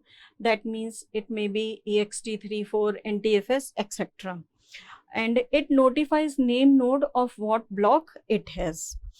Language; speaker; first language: English; non-native, local second language; Hindi